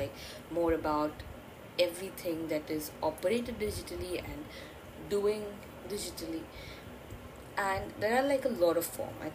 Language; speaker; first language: English; non-native, local second language; Bangla